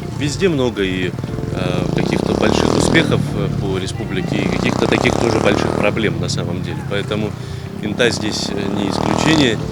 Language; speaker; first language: Russian; native; Russian